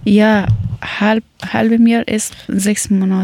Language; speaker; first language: German; non-native, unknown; Persian